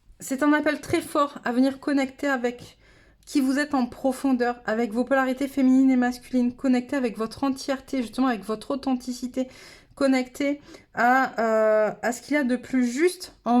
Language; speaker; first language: French; native; French